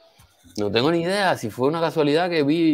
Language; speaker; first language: Spanish; native; Spanish